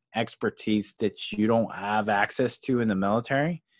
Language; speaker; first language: English; native; English